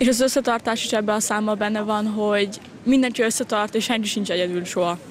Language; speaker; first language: Hungarian; non-native, local second language; German